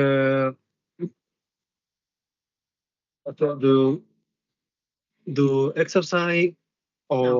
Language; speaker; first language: English; non-native, learner; Spanish